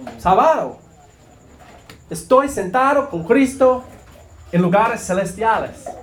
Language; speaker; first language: Spanish; non-native, learner; English